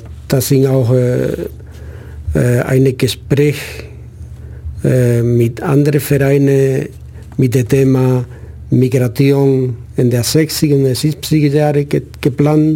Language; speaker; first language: German; non-native, fluent; Spanish